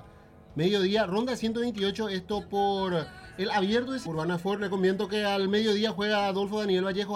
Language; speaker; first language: Spanish; native; Spanish